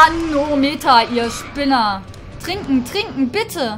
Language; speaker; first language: German; native; German